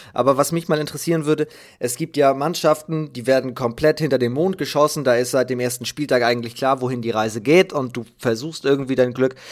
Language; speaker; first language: German; native; German